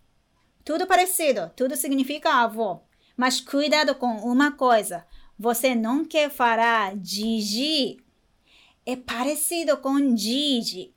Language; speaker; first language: Portuguese; non-native, fluent; Japanese